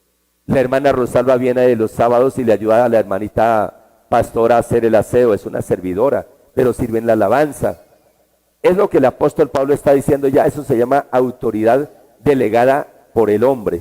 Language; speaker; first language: Spanish; native; Spanish